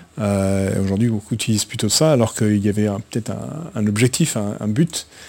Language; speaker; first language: French; native; French